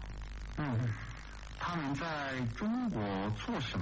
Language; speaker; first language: Chinese; non-native, learner; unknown